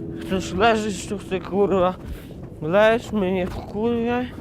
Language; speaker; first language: Polish; native; Polish